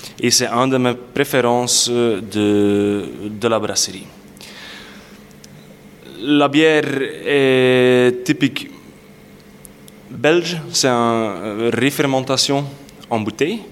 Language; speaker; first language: French; non-native, local second language; Dutch